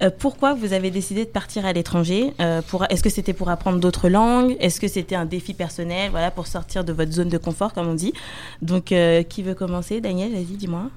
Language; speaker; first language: French; native; French